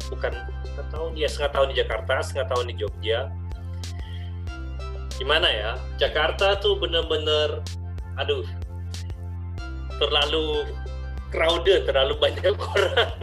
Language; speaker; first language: Indonesian; early bilingual, heritage; Indonesian